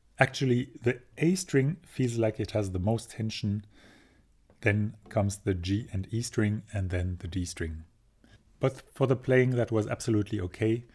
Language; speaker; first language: English; non-native, fluent; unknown